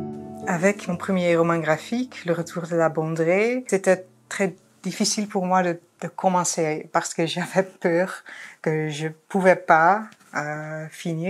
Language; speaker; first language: French; non-native, fluent; Dutch